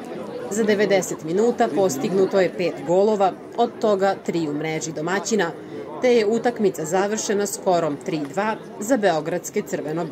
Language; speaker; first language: Serbian; native; Serbian